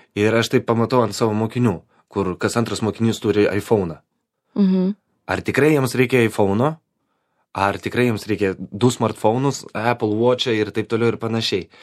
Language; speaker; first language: Lithuanian; non-native, local second language; Polish